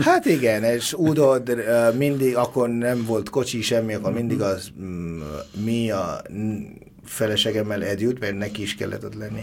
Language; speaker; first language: Hungarian; non-native, fluent; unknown